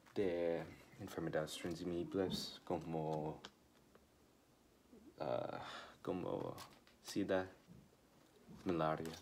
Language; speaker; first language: Spanish; non-native, learner; English